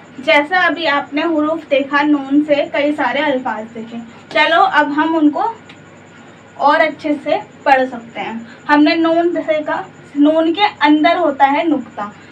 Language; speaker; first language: Hindi; native; Hindi